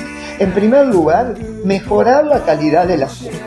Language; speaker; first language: Spanish; native; Spanish